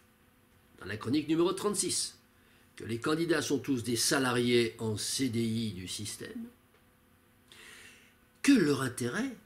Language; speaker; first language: French; native; French